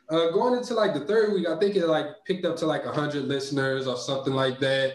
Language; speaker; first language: English; native; English